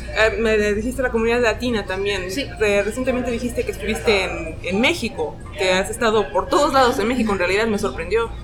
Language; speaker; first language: Spanish; native; Spanish